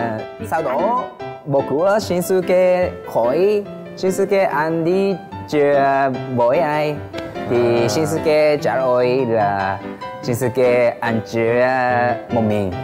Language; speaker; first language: Vietnamese; non-native, learner; Japanese